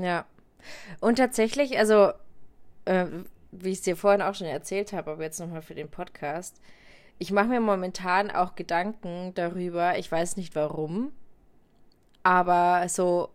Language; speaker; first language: German; native; German